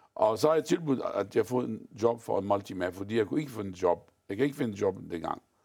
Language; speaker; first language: Danish; non-native, fluent; Arabic